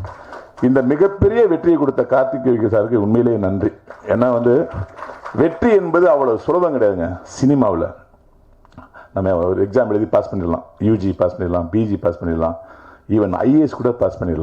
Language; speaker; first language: Tamil; native; Tamil